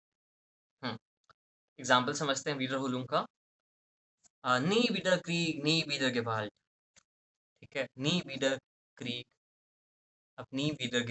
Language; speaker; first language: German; non-native, fluent; Hindi